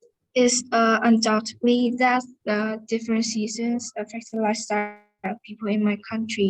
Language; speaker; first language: English; non-native, learner; Vietnamese